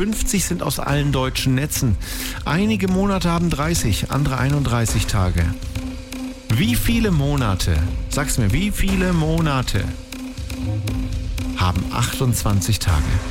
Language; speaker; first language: German; native; German